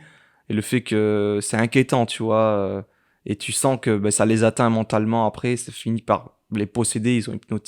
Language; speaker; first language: French; native; French